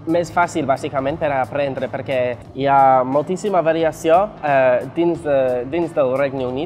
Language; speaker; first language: Catalan; non-native, fluent; English